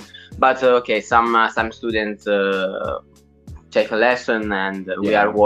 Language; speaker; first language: English; non-native, learner; Italian